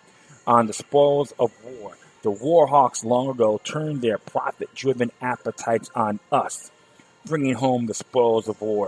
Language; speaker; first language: English; native; English